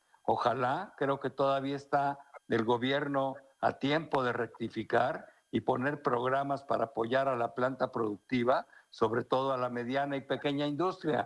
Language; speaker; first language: Spanish; native; Spanish